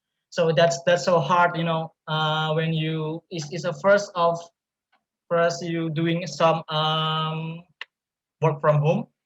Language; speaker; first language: English; non-native, learner; Indonesian